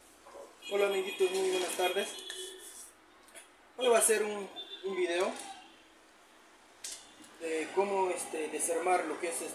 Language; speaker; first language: Spanish; native; Spanish